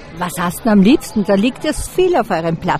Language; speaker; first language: German; native; German